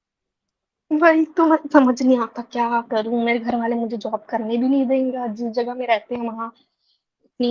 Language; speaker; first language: Hindi; native; Hindi